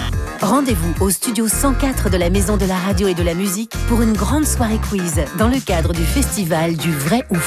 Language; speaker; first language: French; native; French